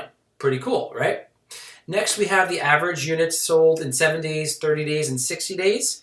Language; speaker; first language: English; native; English